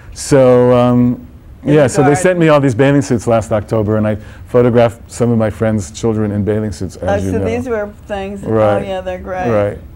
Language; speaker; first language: English; native; English